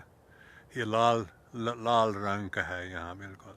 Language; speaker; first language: Urdu; non-native, fluent; English